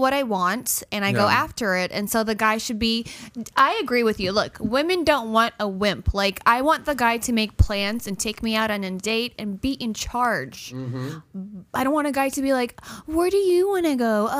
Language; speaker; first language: English; native; English